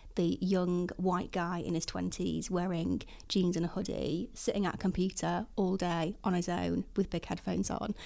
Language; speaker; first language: English; native; English